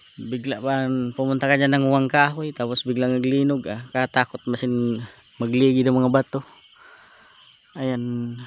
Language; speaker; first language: Filipino; non-native, local second language; Bikol